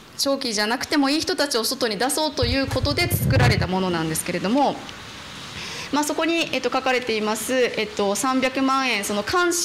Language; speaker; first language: Japanese; native; Japanese